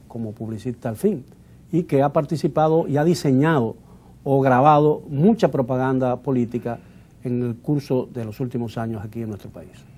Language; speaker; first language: Spanish; native; Spanish